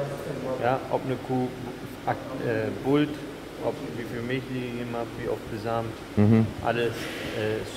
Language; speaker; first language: German; native; German